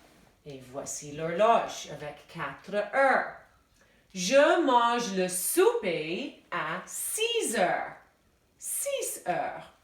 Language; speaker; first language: French; non-native, fluent; English